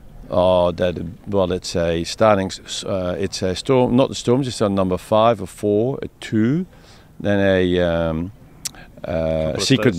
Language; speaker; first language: English; native; English